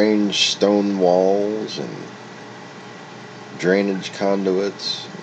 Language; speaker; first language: English; native; English